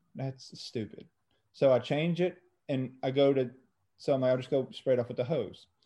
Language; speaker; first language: English; early bilingual, other home language; French